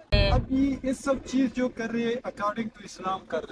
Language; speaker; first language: Hindi; non-native, fluent; Pashto